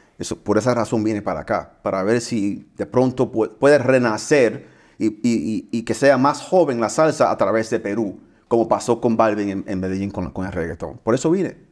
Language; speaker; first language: Spanish; early bilingual, heritage; Spanish